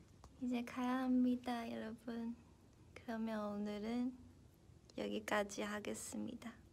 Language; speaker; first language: Korean; non-native, fluent; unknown